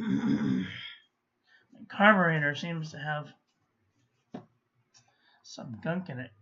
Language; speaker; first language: English; native; English